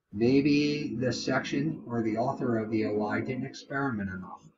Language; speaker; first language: English; native; English